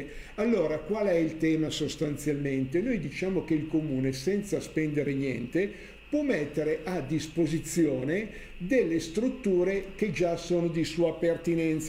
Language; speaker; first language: Italian; native; Italian